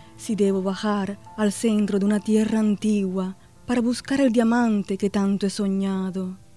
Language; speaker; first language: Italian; non-native, fluent; Spanish